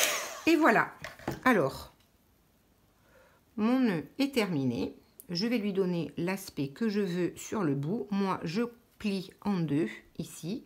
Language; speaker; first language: French; native; French